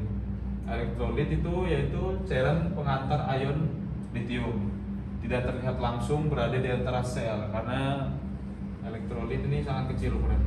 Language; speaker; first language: Indonesian; native; Indonesian